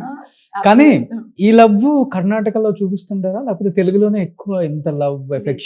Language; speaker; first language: Telugu; native; Telugu